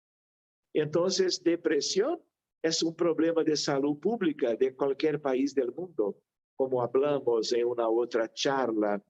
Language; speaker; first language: Spanish; non-native, fluent; Portuguese